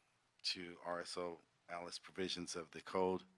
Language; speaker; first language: English; native; English